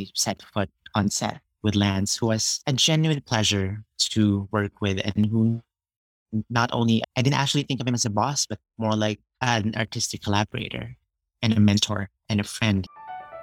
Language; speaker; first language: English; non-native, local second language; Cebuano